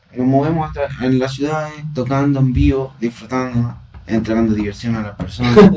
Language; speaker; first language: Spanish; native; Spanish